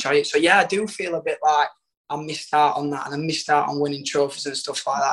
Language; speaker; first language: English; native; English